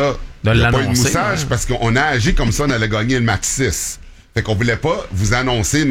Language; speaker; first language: French; native; French